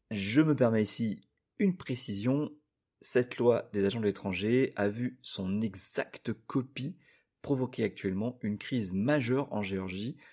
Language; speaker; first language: French; native; French